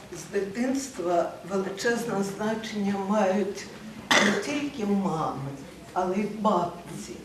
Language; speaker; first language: Ukrainian; non-native, local second language; Russian